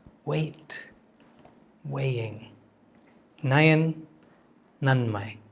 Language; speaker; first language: English; native; English